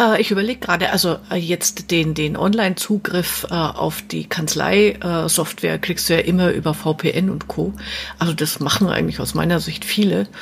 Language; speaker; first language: German; native; German